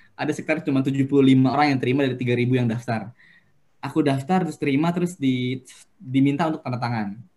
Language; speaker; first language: Indonesian; native; Indonesian